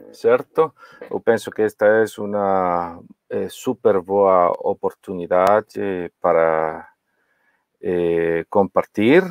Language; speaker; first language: Portuguese; non-native, learner; Spanish